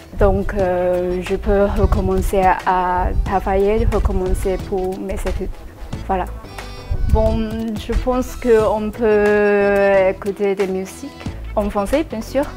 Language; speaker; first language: French; non-native, learner; Cantonese